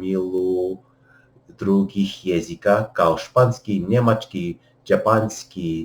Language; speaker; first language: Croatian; non-native, learner; English